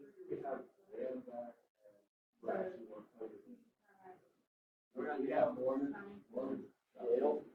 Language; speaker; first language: English; native; English